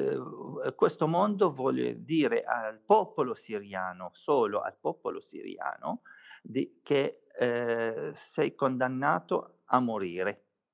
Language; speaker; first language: Italian; non-native, fluent; Arabic